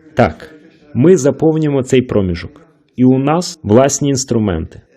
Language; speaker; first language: Ukrainian; non-native, fluent; English